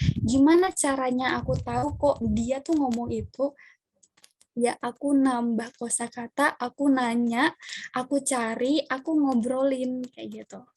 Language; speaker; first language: Indonesian; non-native, local second language; Madurese